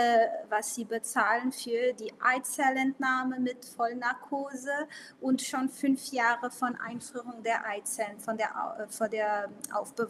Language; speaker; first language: German; non-native, local second language; Portuguese